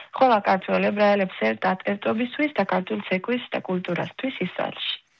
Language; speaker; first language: Georgian; early bilingual, heritage; Georgian